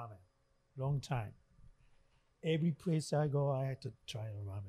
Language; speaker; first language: English; non-native, learner; Japanese